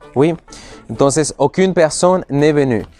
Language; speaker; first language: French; non-native, fluent; Spanish